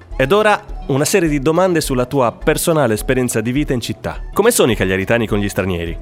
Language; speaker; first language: Italian; native; Italian